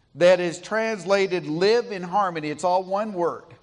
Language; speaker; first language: English; native; English